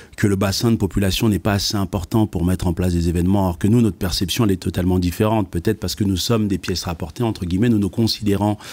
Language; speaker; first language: French; native; French